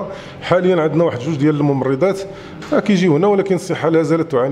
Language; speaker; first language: Arabic; native; Arabic